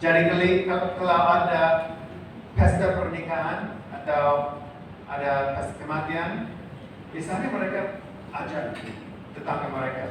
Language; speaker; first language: Indonesian; non-native, fluent; English